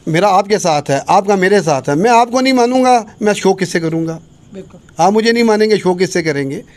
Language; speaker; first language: Urdu; native; Urdu